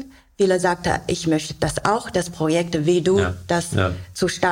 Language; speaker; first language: German; non-native, learner; Chinese